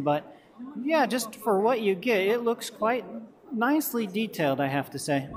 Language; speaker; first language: English; native; English